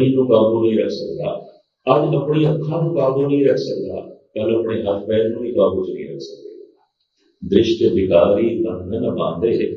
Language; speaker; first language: Urdu; non-native, local second language; Punjabi